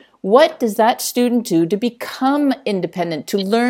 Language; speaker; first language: English; native; English